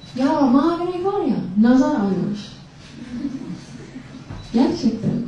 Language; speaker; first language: Turkish; non-native, fluent; English